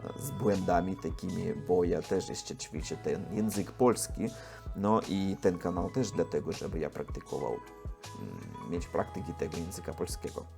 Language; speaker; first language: Polish; non-native, learner; Russian